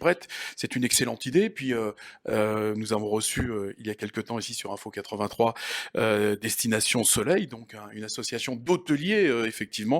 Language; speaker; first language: French; native; French